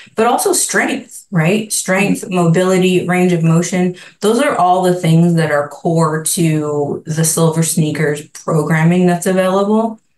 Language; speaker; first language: English; native; English